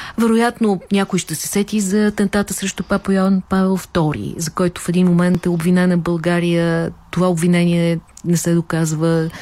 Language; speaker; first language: Bulgarian; native; Bulgarian